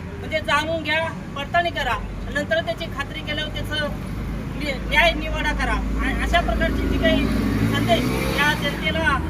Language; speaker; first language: Marathi; non-native, local second language; Lambadi